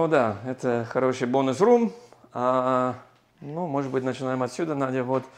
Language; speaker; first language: Russian; non-native, fluent; English